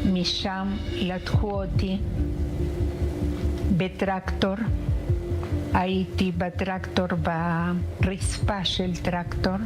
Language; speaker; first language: Hebrew; non-native, learner; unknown